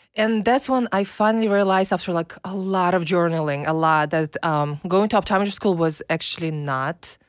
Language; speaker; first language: English; non-native, fluent; Russian